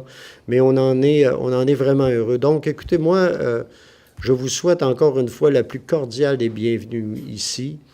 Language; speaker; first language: French; native; French